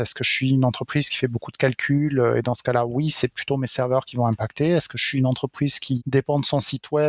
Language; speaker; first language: French; native; French